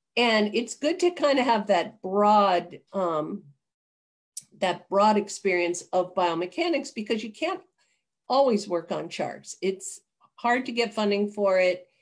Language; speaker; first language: English; native; English